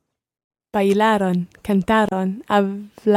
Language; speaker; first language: Spanish; non-native, learner; English